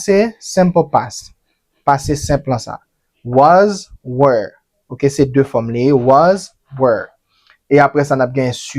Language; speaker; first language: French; non-native, learner; Haitian Creole